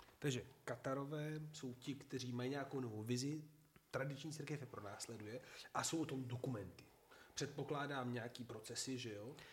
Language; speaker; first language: Czech; non-native, fluent; Italian